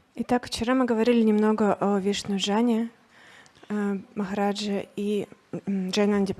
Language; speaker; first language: Russian; native; Russian